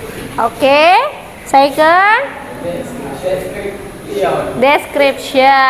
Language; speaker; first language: English; non-native, learner; Indonesian